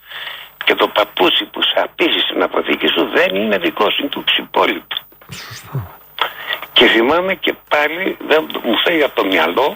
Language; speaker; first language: Greek; native; Greek